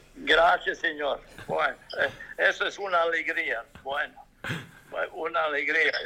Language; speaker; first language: Spanish; non-native, fluent; Serbian